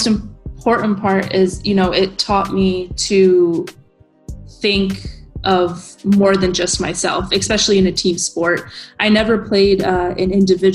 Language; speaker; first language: English; native; English